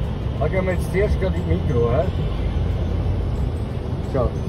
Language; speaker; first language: German; non-native, learner; Dutch